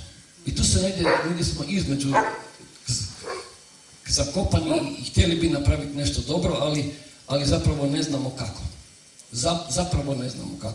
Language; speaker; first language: Croatian; native; Croatian